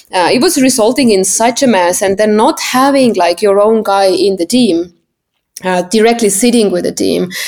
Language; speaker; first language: English; non-native, fluent; Estonian